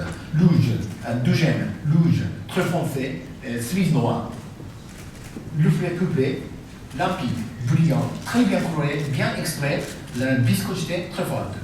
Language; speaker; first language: French; non-native, fluent; Japanese